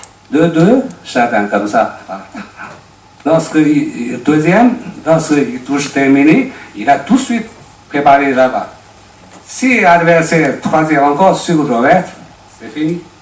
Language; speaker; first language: French; non-native, learner; Chinese